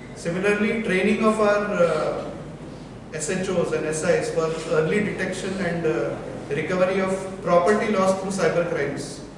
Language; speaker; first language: English; non-native, local second language; Marathi